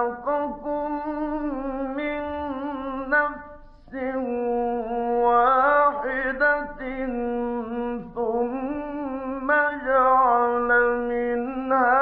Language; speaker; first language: Arabic; native; Arabic